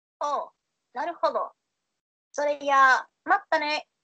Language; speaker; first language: Japanese; non-native, learner; Spanish